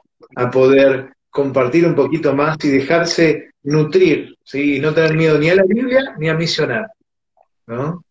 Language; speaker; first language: Spanish; native; Spanish